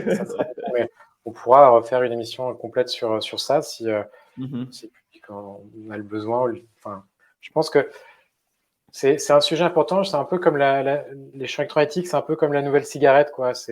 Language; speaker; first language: French; native; French